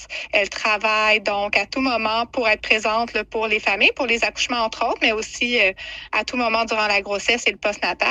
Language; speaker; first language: French; native; French